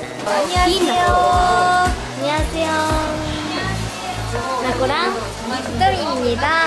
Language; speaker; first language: Korean; non-native, learner; Japanese